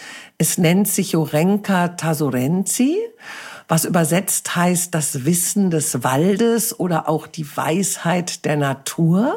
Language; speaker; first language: German; native; German